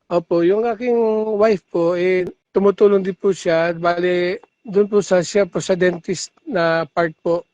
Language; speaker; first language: Filipino; non-native, local second language; Aklanon